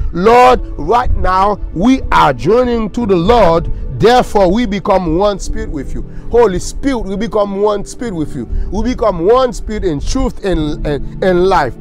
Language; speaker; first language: English; non-native, fluent; Haitian Creole